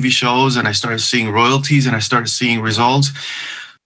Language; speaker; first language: English; non-native, fluent; Spanish